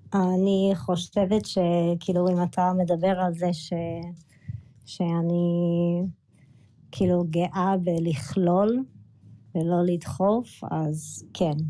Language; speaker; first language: Hebrew; early bilingual, other home language; English